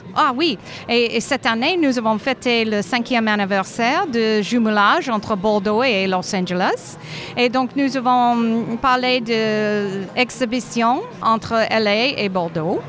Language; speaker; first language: French; non-native, fluent; English